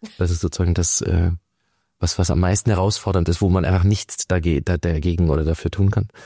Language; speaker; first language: German; native; German